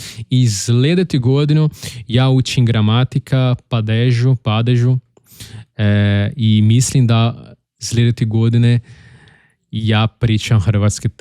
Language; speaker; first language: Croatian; non-native, learner; Portuguese